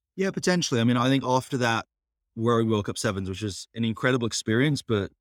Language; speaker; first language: English; native; English